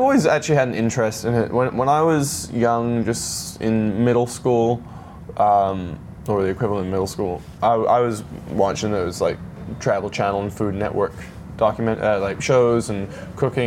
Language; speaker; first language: English; native; English